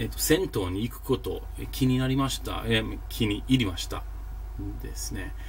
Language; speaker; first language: Japanese; non-native, learner; English